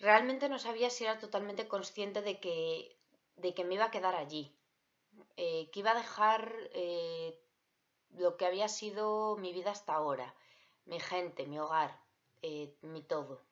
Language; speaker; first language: Spanish; native; Spanish